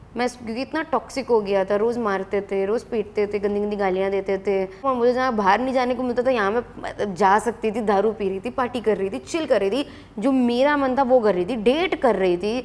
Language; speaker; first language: Hindi; native; Hindi